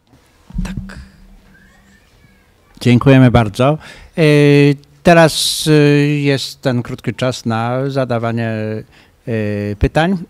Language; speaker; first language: Polish; native; Polish